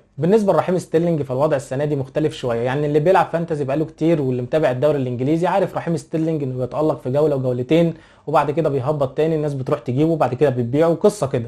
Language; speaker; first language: Arabic; native; Arabic